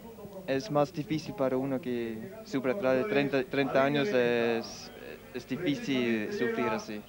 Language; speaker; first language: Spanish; non-native, learner; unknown